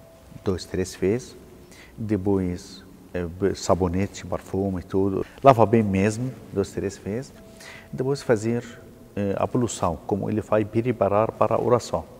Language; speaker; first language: Portuguese; non-native, learner; Arabic